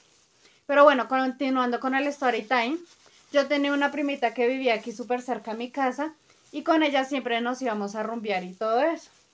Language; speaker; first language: Spanish; native; Spanish